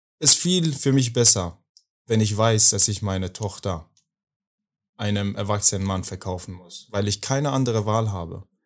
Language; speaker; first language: German; non-native, fluent; Persian